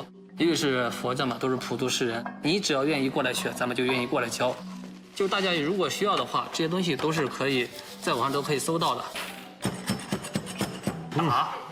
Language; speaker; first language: Chinese; native; Chinese